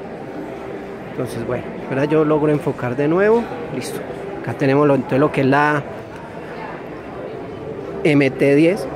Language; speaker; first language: Spanish; native; Spanish